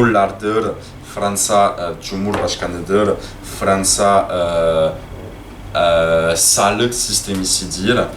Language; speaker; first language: Turkish; non-native, learner; French